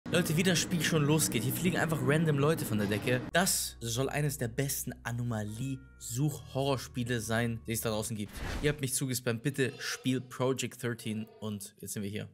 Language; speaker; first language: German; native; German